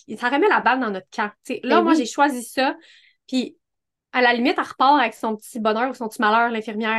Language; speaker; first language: French; native; French